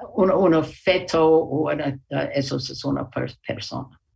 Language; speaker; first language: Spanish; non-native, learner; English